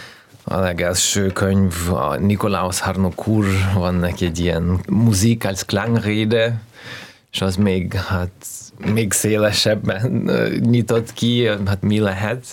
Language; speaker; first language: Hungarian; non-native, learner; Russian